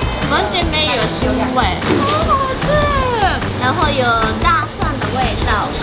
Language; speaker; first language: Chinese; early bilingual, heritage; Japanese